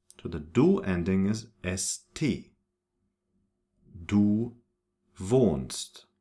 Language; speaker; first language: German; non-native, fluent; English